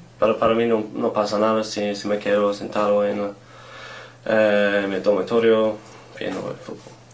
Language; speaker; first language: Spanish; non-native, learner; English